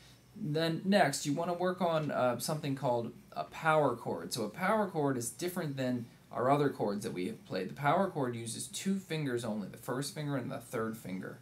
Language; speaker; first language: English; native; English